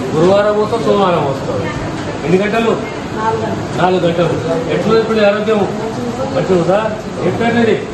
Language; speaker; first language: Telugu; native; Telugu